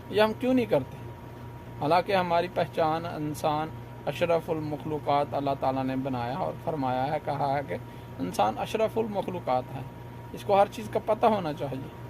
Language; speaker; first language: Urdu; non-native, local second language; Punjabi